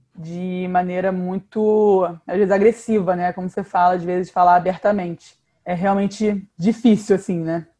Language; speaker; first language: Portuguese; native; Portuguese